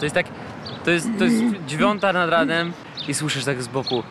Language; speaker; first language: Polish; non-native, fluent; Russian